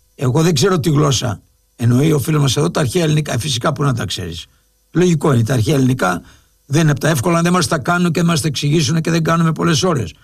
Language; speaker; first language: Greek; native; Greek